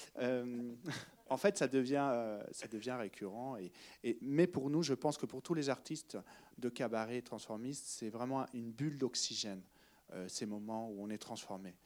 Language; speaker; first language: French; native; French